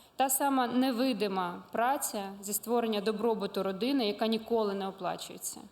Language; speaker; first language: Ukrainian; non-native, local second language; Russian